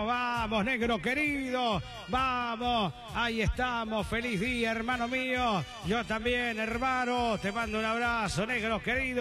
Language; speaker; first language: Spanish; native; Spanish